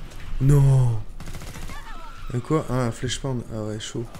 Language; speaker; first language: French; native; French